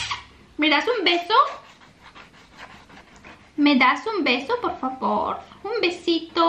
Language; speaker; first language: Spanish; non-native, fluent; Bulgarian